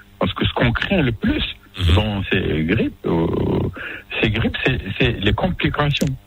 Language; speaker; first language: French; non-native, local second language; Arabic